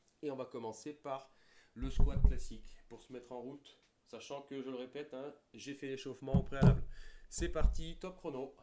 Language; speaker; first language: French; native; French